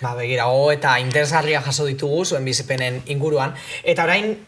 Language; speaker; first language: Basque; native; Basque